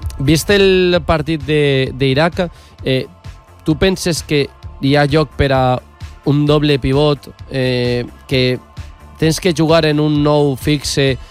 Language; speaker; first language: Catalan; native; Catalan